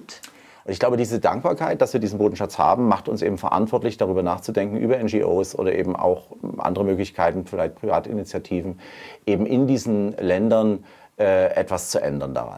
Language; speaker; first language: German; native; German